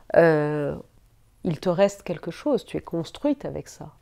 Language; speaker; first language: French; native; French